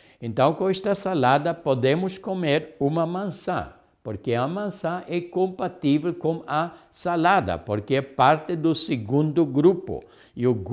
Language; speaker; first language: Portuguese; non-native, fluent; German